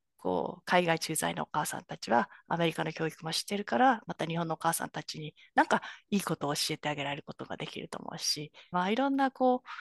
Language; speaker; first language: Japanese; native; Japanese